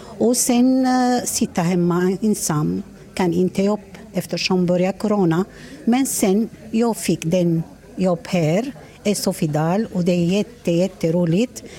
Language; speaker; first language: Swedish; non-native, learner; Arabic